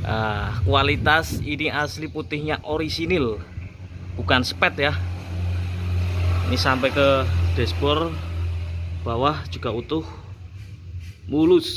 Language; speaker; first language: Indonesian; native; Indonesian